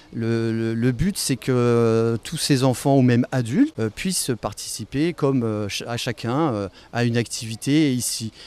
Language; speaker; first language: French; native; French